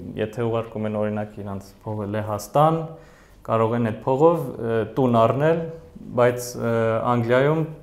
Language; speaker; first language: Armenian; early bilingual, heritage; Armenian